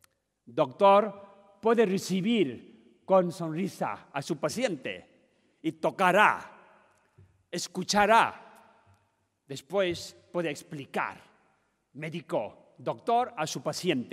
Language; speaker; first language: Spanish; non-native, learner; Tibetan